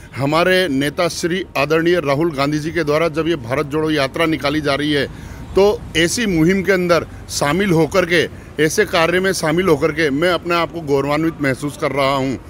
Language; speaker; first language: Hindi; native; Hindi